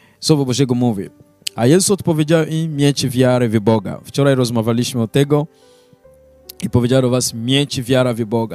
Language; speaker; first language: Polish; non-native, learner; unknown